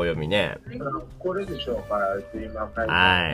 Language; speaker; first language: Japanese; non-native, learner; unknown